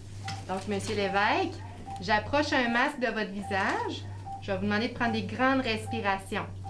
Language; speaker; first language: French; native; French